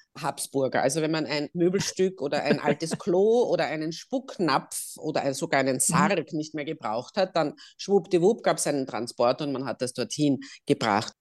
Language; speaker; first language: German; native; German